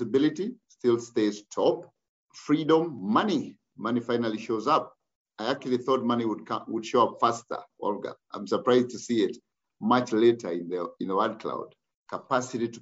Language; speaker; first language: English; non-native, local second language; Kikuyu